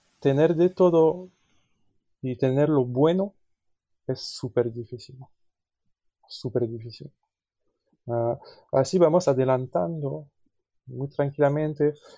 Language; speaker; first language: Spanish; non-native, fluent; French